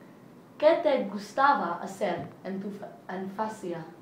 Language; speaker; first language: Spanish; non-native, learner; English